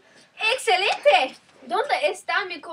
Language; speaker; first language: Spanish; non-native, learner; English